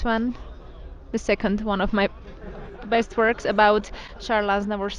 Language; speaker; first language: English; non-native, learner; Armenian